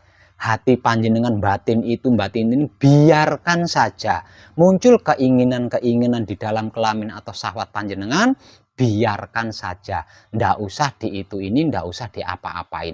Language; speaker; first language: Indonesian; non-native, local second language; Javanese